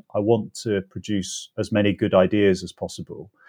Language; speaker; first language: English; native; English